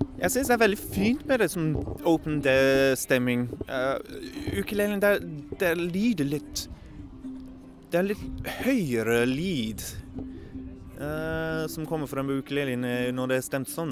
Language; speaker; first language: Norwegian; non-native, learner; English